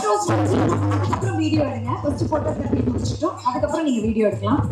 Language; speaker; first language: Tamil; native; Tamil